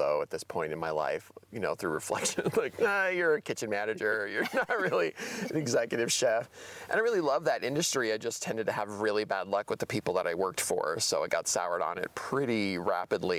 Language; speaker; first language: English; native; English